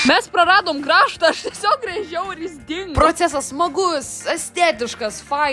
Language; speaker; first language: Lithuanian; native; Lithuanian